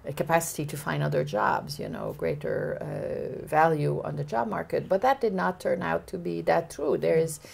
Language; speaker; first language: English; native; English